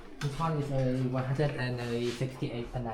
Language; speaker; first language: English; non-native, learner; Khmer